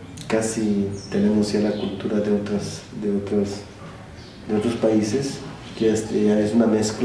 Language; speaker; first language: Spanish; non-native, local second language; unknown